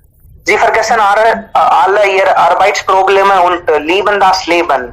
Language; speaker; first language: German; non-native, learner; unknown